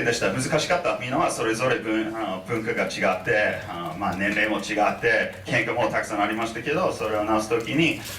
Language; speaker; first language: Japanese; non-native, fluent; English